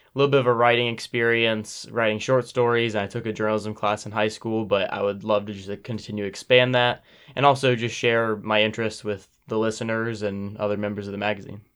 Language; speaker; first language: English; native; English